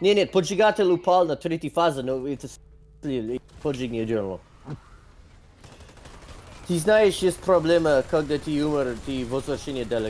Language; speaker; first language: Russian; non-native, learner; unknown